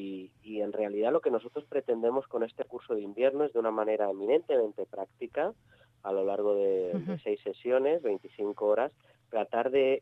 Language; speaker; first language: Spanish; native; Spanish